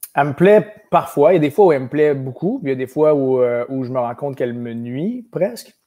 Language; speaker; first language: French; native; French